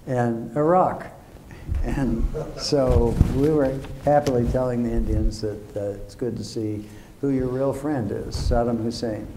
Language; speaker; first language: English; native; English